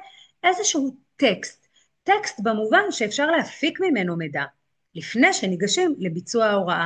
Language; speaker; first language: Hebrew; native; Hebrew